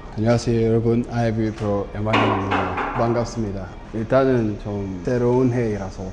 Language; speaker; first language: Korean; non-native, learner; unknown